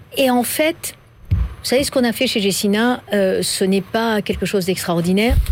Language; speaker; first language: French; non-native, fluent; Persian